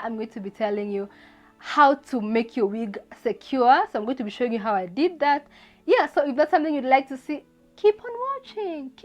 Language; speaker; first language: English; non-native, local second language; Swahili